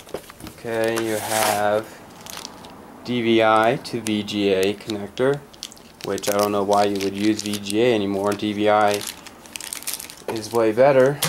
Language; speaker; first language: English; native; English